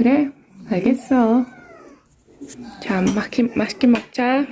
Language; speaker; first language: Korean; non-native, fluent; Spanish